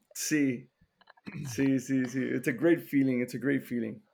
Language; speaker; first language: English; native; English